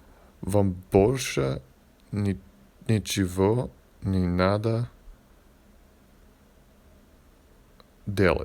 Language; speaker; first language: Russian; non-native, learner; English